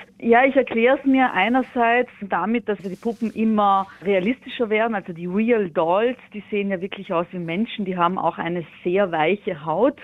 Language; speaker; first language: German; native; German